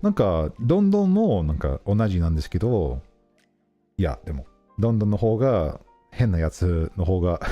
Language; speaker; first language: Japanese; non-native, learner; English